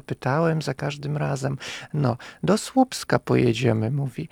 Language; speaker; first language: Polish; non-native, fluent; Russian